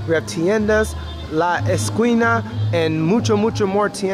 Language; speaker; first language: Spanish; non-native, learner; English